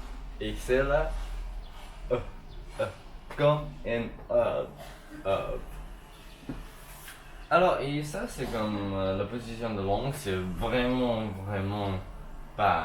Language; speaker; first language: French; non-native, learner; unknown